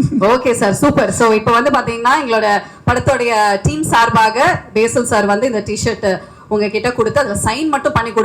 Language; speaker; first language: Tamil; native; Tamil